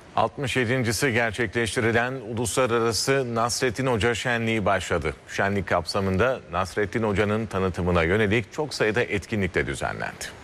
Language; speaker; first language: Turkish; native; Turkish